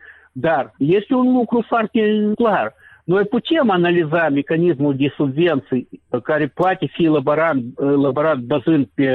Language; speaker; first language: Romanian; non-native, local second language; Russian